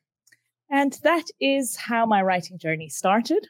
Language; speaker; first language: English; native; English